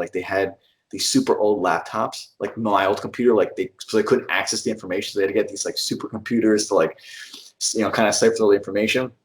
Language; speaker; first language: English; native; English